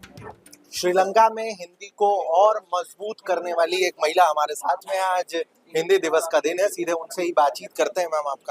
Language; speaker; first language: Hindi; native; Hindi